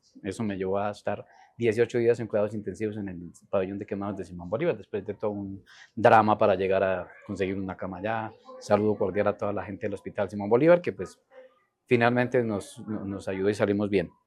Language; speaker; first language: Spanish; native; Spanish